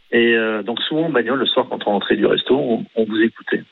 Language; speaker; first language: French; native; French